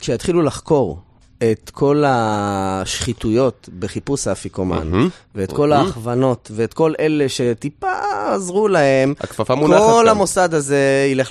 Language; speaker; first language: Hebrew; native; Hebrew